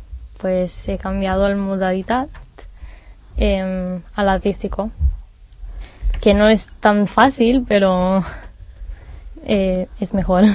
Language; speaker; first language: Spanish; non-native, learner; Hebrew